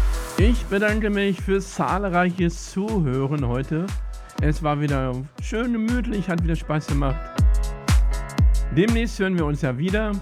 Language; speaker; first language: German; native; German